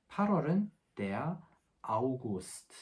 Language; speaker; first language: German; non-native, fluent; Korean